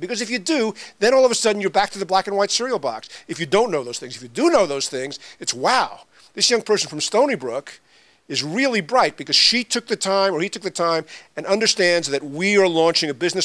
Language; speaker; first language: English; native; English